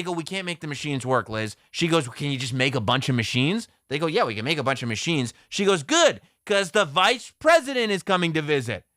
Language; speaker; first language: English; native; English